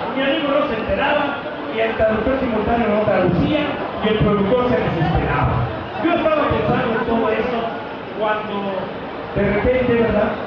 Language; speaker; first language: Spanish; native; Spanish